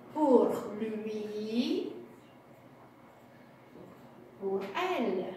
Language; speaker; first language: French; non-native, fluent; Russian